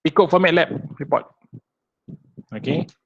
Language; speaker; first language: Malay; native; Malay